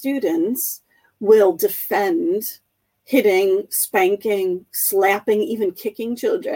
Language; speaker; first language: English; native; English